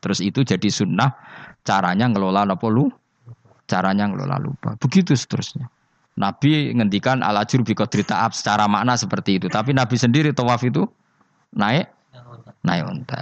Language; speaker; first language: Malay; non-native, local second language; Javanese